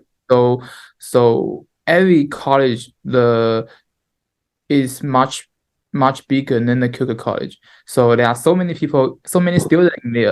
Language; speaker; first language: English; non-native, learner; Chinese